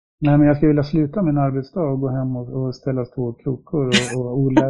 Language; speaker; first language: Swedish; native; Swedish